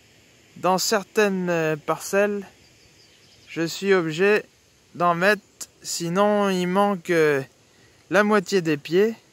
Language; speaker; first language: French; native; French